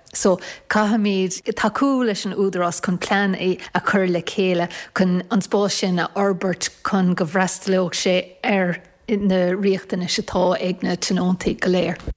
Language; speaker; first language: Irish; native; Irish